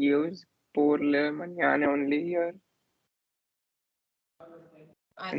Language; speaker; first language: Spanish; non-native, learner; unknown